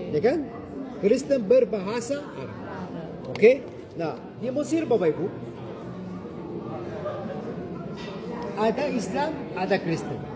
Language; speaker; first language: Indonesian; non-native, fluent; Arabic